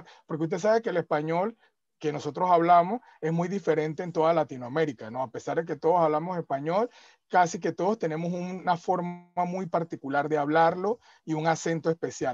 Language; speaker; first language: Spanish; native; Spanish